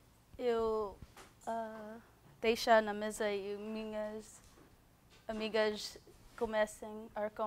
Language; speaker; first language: Portuguese; non-native, learner; English